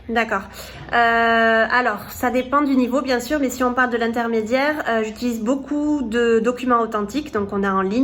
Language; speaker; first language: French; native; French